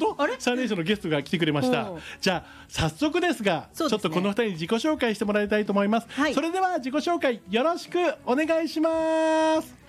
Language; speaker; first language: Japanese; native; Japanese